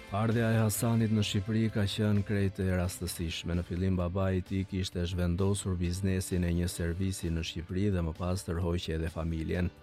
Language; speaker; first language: Albanian; native; Albanian